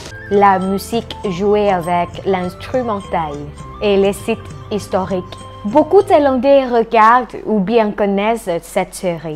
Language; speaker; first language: French; non-native, fluent; Thai